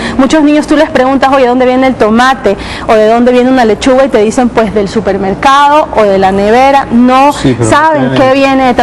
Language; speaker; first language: Spanish; native; Spanish